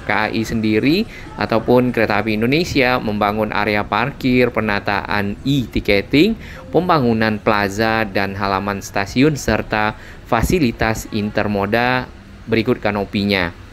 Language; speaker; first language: Indonesian; native; Indonesian